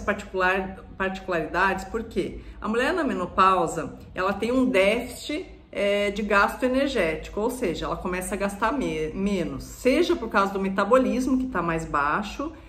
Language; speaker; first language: Portuguese; native; Portuguese